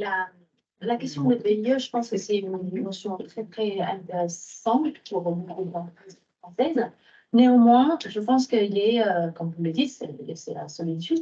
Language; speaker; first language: French; non-native, fluent; Vietnamese